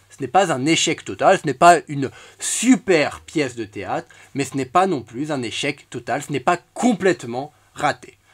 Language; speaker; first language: French; native; French